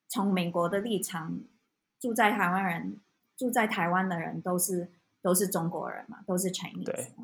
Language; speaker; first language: Chinese; non-native, fluent; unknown